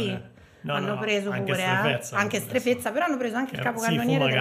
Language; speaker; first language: Italian; native; Italian